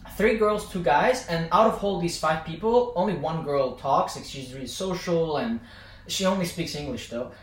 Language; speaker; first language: English; non-native, fluent; Azerbaijani